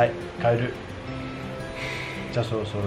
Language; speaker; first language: Japanese; non-native, fluent; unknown